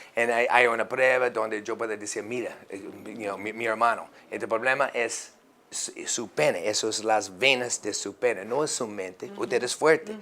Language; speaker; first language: Spanish; non-native, learner; English